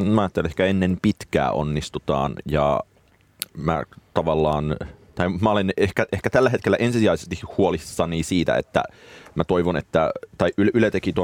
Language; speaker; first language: Finnish; native; Finnish